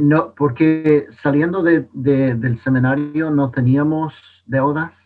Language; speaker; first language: Spanish; non-native, fluent; English